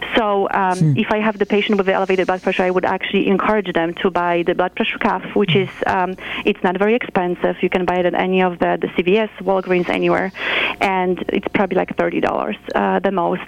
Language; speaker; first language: English; non-native, fluent; Polish